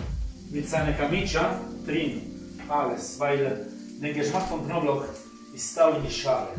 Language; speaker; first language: German; non-native, fluent; Italian